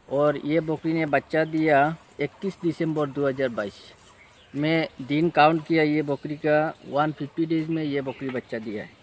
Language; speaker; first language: Hindi; non-native, local second language; Bangla